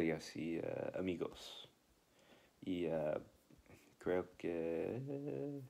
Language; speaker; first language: Spanish; non-native, learner; English